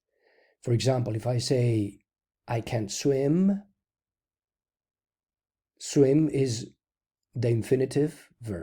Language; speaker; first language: English; non-native, fluent; Spanish